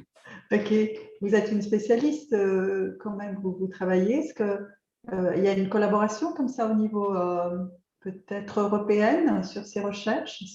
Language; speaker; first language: French; native; French